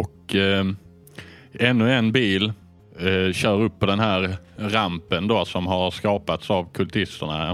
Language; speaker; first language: Swedish; native; Swedish